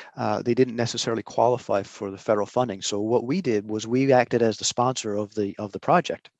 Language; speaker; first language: English; native; English